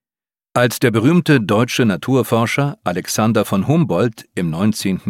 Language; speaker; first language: German; native; German